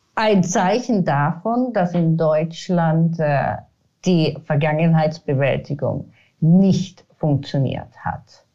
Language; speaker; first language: German; non-native, fluent; Italian